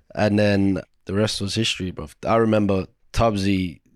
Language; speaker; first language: English; native; English